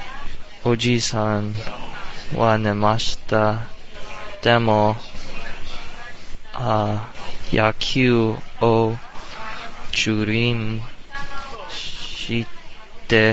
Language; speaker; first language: Japanese; non-native, learner; English